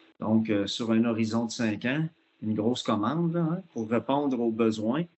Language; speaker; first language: French; native; French